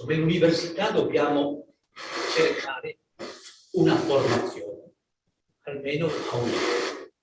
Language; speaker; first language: Italian; non-native, learner; Spanish